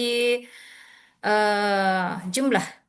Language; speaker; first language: Arabic; non-native, learner; Indonesian